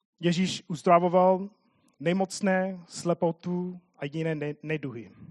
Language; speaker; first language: Czech; non-native, fluent; English